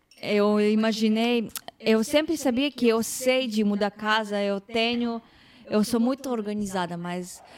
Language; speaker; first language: Portuguese; non-native, fluent; Hebrew